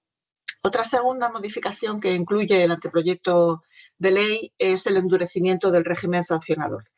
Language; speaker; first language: Spanish; native; Spanish